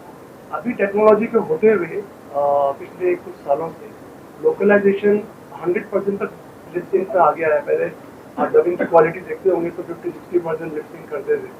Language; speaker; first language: Hindi; native; Hindi